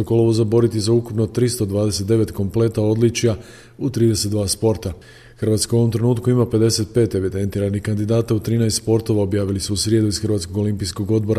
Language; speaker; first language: Croatian; native; Croatian